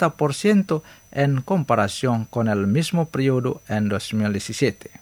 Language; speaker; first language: Spanish; non-native, fluent; Indonesian